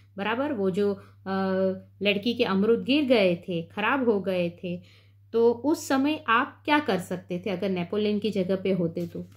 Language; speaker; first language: Hindi; non-native, local second language; Gujarati